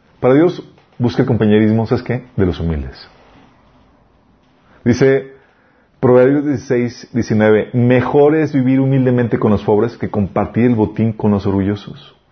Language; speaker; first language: Spanish; native; Spanish